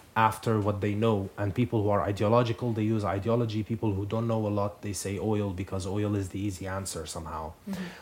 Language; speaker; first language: English; non-native, fluent; Arabic